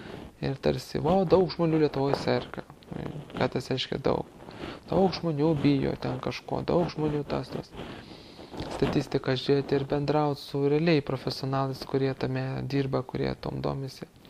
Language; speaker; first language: Lithuanian; native; Lithuanian